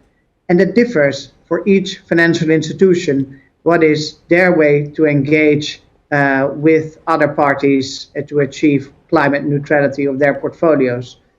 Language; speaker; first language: English; non-native, fluent; Dutch